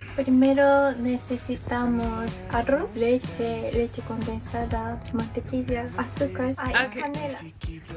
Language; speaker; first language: Spanish; non-native, fluent; Japanese